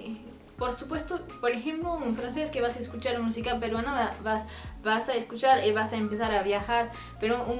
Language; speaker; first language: Spanish; non-native, learner; French